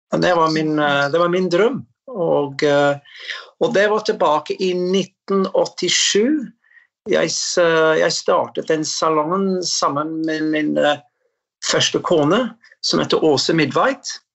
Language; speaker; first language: Norwegian; non-native, fluent; English